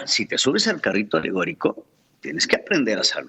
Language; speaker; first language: Spanish; native; Spanish